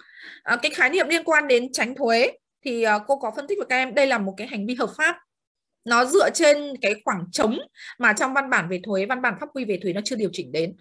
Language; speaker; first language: Vietnamese; native; Vietnamese